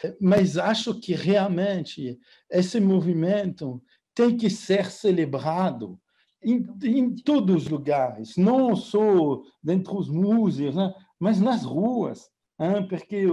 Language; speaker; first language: Portuguese; non-native, fluent; French